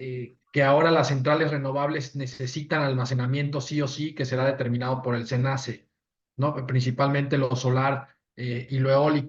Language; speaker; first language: Spanish; native; Spanish